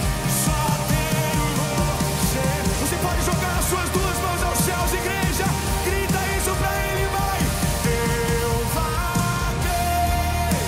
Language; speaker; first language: Portuguese; native; Portuguese